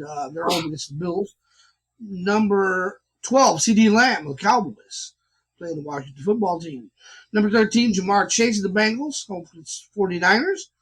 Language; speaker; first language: English; native; English